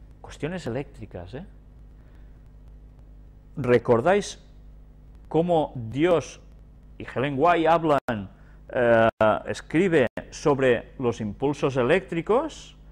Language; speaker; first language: Spanish; native; Spanish